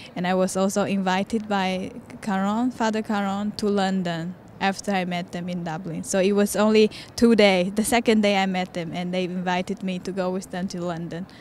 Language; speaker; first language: English; non-native, fluent; Chinese